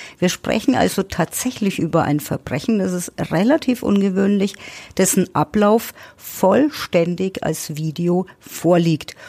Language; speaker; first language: German; native; German